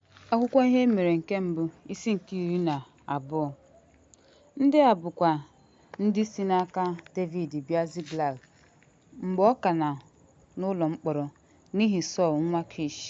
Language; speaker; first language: Igbo; native; Igbo